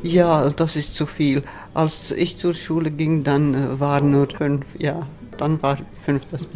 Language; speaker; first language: German; non-native, fluent; Latvian